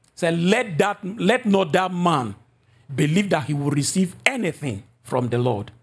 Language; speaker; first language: English; non-native, local second language; Yoruba